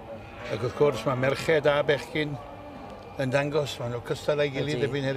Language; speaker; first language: Welsh; native; Welsh